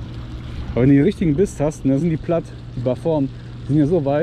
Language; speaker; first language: German; native; German